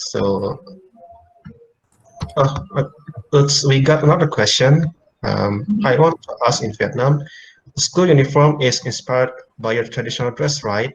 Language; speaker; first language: English; non-native, learner; Indonesian